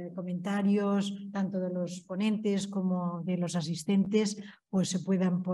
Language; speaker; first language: Spanish; non-native, local second language; Catalan